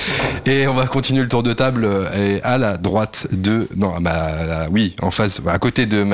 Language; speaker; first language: French; native; French